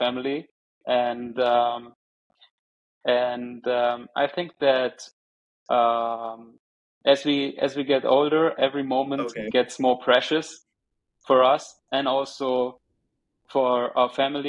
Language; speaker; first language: English; non-native, fluent; German